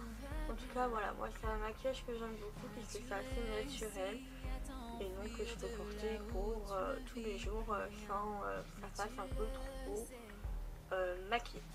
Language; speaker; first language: French; native; French